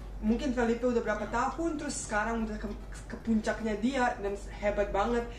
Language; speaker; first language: Indonesian; non-native, fluent; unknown